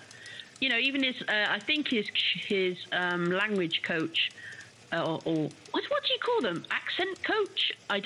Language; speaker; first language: English; native; English